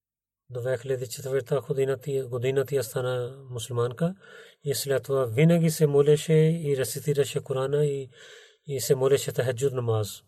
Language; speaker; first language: Bulgarian; non-native, learner; Urdu